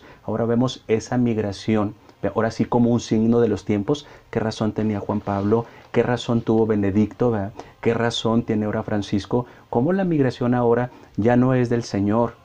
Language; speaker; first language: Spanish; native; Spanish